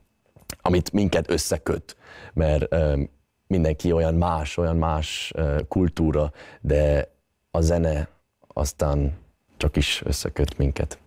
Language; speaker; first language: Hungarian; early bilingual, heritage; Hungarian